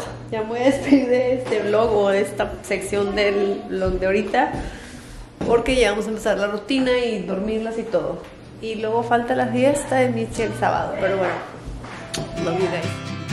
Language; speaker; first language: Spanish; native; Spanish